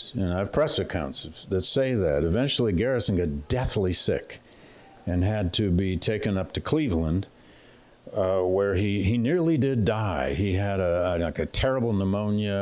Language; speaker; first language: English; native; English